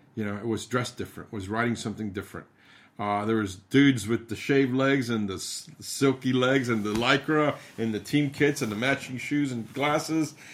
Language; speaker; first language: English; early bilingual, other home language; Spanish